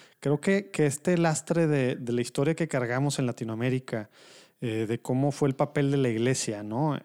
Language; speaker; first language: Spanish; native; Spanish